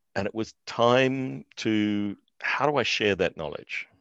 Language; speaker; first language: English; native; English